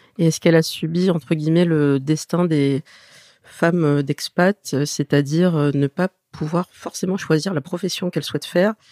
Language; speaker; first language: French; native; French